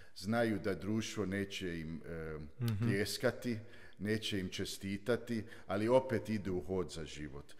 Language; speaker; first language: Croatian; early bilingual, heritage; Croatian